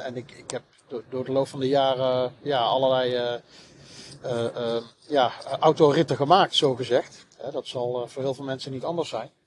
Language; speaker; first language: Dutch; native; Dutch